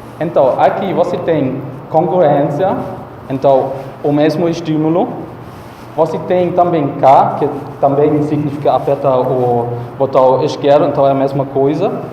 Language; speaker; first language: Portuguese; non-native, fluent; German